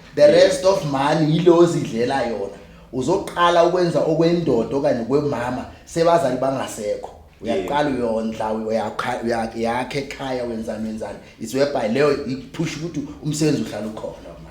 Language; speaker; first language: Zulu; native; Zulu